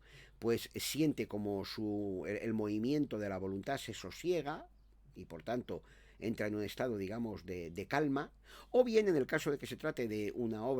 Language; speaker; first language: Spanish; native; Spanish